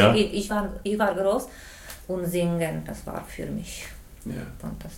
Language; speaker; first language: German; non-native, learner; Czech